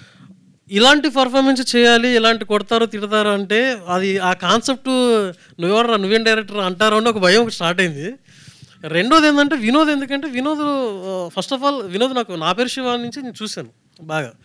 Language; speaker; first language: Telugu; native; Telugu